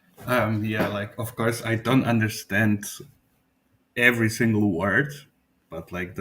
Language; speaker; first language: English; non-native, fluent; Polish